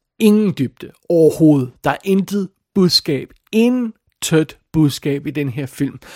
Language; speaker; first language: Danish; native; Danish